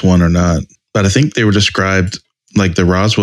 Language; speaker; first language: English; native; English